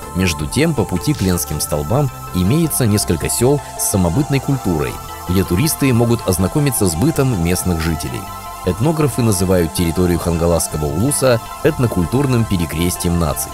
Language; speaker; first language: Russian; native; Russian